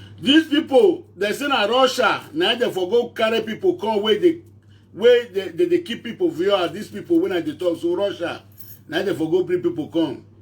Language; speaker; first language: Nigerian Pidgin; non-native, local second language; Bini